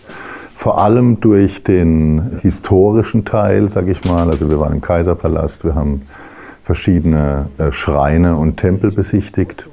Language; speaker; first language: German; native; German